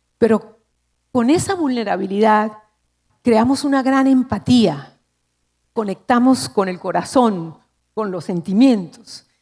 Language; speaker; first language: Spanish; native; Spanish